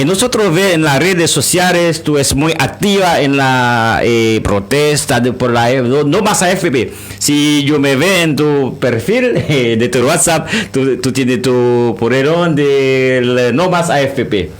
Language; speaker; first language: Spanish; non-native, learner; Haitian Creole